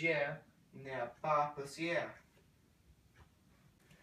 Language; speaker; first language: French; non-native, learner; English